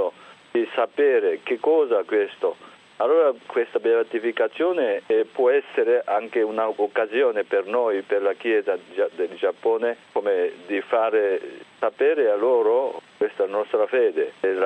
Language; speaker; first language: Italian; non-native, fluent; Japanese